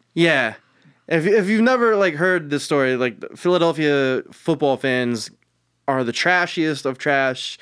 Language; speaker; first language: English; early bilingual, other home language; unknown